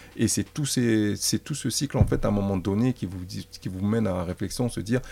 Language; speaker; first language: French; native; French